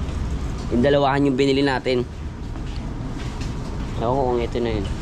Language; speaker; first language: Filipino; native; Filipino